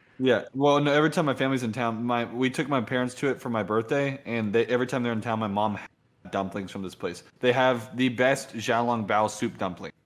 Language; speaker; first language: English; native; English